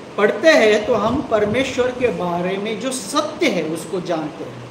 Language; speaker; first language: Hindi; non-native, local second language; Marathi